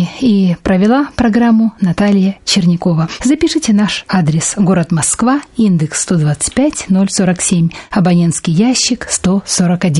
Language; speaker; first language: Russian; native; Russian